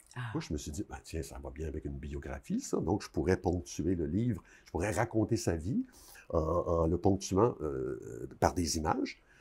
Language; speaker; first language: French; native; French